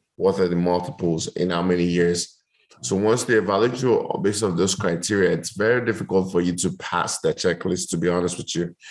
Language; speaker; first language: English; non-native, local second language; Yoruba